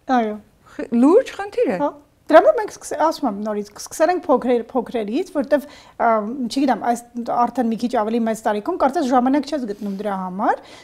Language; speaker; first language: Armenian; native; Armenian